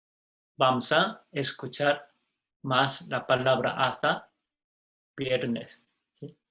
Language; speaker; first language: Spanish; non-native, fluent; Korean